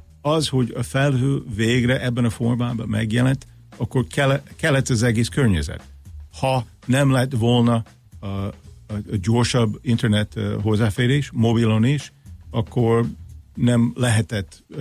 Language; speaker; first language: Hungarian; non-native, fluent; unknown